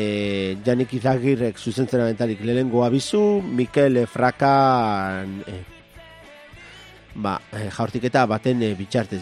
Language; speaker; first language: Basque; native; Basque